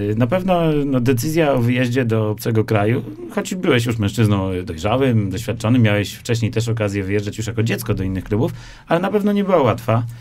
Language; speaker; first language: Polish; native; Polish